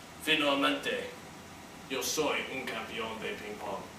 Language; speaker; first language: Spanish; non-native, learner; English